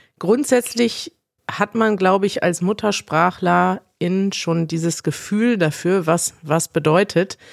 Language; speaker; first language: German; native; German